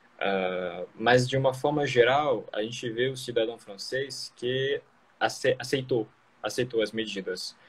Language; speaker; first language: Portuguese; non-native, fluent; French